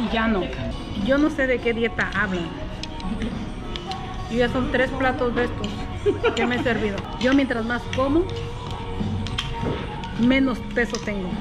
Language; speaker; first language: Spanish; native; Spanish